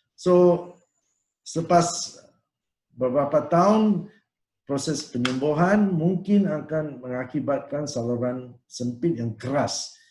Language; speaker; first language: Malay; non-native, local second language; Tamil